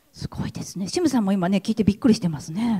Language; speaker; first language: Japanese; native; Japanese